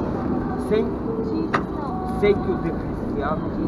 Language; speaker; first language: English; non-native, learner; Russian